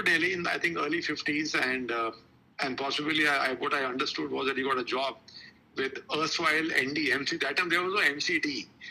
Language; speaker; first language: English; non-native, local second language; Kashmiri